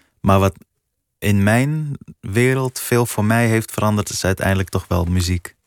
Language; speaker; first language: Dutch; early bilingual, other home language; Persian